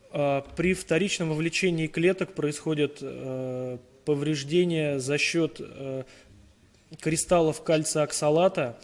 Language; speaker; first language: Russian; native; Russian